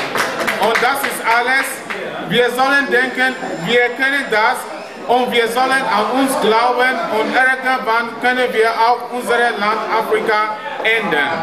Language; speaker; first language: German; non-native, learner; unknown